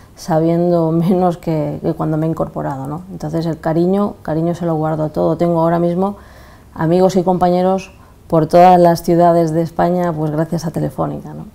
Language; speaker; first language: Spanish; native; Spanish